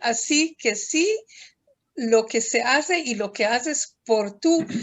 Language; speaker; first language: Spanish; non-native, fluent; Hebrew